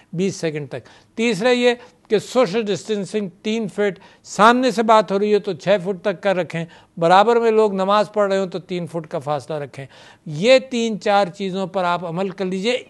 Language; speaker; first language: Urdu; native; Urdu